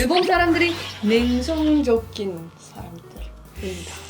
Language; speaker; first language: Korean; non-native, learner; Indonesian